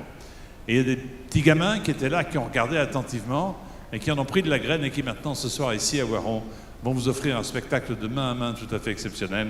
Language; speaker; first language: French; native; French